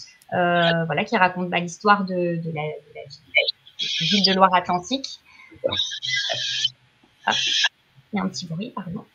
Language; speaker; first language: French; native; French